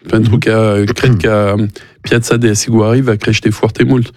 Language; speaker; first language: Romanian; non-native, fluent; French